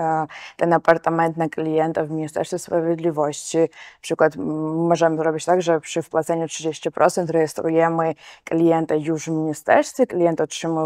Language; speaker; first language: Polish; non-native, fluent; Georgian